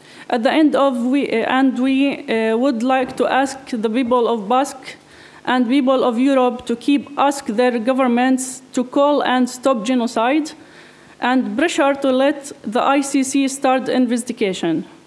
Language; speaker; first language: English; non-native, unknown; Arabic